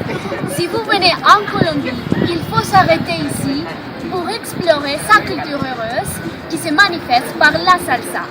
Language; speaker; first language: French; non-native, learner; Spanish